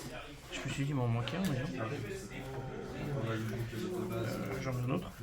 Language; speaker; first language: French; native; French